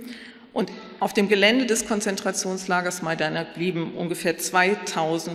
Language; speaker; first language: German; native; German